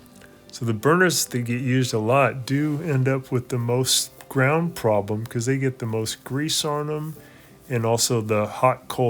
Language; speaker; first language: English; native; English